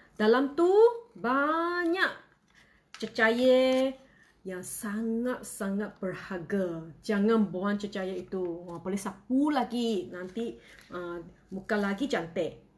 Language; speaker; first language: Malay; non-native, local second language; Chinese